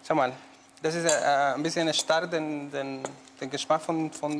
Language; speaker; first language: German; non-native, learner; Spanish